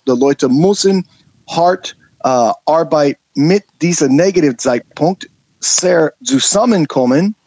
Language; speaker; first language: German; non-native, learner; English